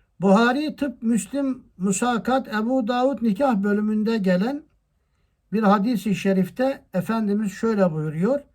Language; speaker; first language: Turkish; native; Turkish